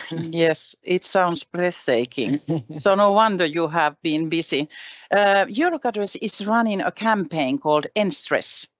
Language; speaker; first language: English; non-native, fluent; Finnish